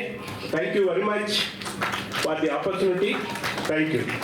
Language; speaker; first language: Kannada; non-native, learner; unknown